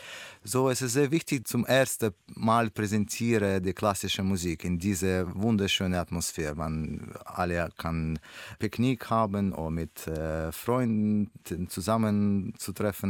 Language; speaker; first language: German; non-native, learner; Russian